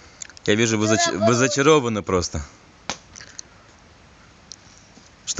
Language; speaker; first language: Russian; native; Russian